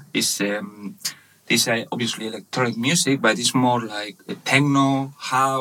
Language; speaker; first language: English; non-native, fluent; Spanish